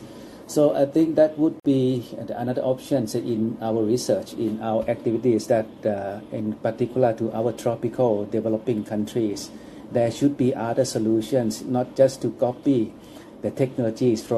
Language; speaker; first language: English; non-native, fluent; Thai